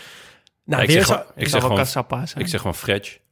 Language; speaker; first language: Dutch; native; Dutch